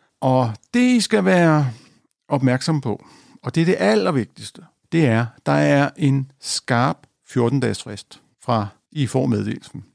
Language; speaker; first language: Danish; native; Danish